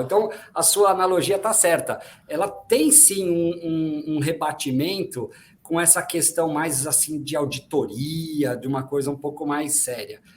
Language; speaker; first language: Portuguese; native; Portuguese